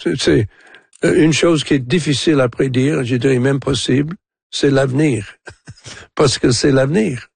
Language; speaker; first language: French; non-native, local second language; English